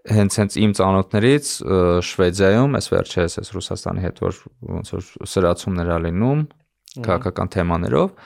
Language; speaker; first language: Armenian; native; Armenian